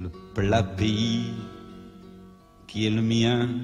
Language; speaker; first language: French; non-native, learner; Croatian